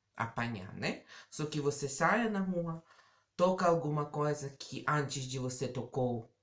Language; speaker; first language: Portuguese; native; Portuguese